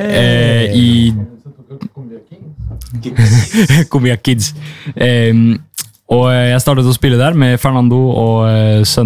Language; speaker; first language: Norwegian; early bilingual, other home language; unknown